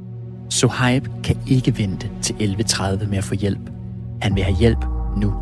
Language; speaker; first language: Danish; native; Danish